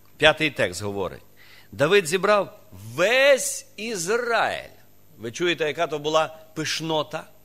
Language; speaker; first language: Ukrainian; non-native, local second language; Russian